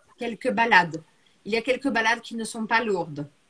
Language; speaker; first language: French; non-native, fluent; Portuguese